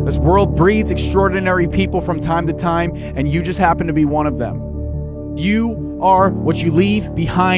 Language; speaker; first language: English; native; English